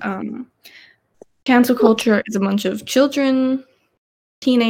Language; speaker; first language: English; native; English